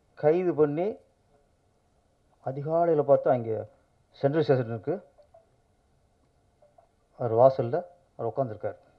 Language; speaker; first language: Tamil; native; Tamil